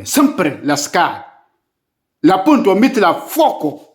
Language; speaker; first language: Italian; non-native, learner; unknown